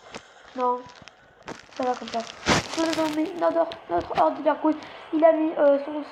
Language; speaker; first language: French; native; French